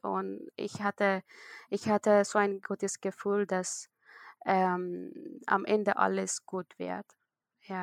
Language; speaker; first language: German; non-native, learner; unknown